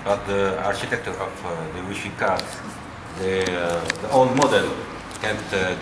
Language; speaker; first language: English; non-native, fluent; Arabic